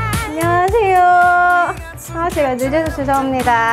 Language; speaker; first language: Korean; non-native, fluent; Vietnamese